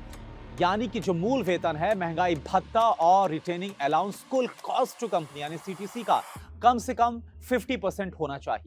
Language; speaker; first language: Hindi; native; Hindi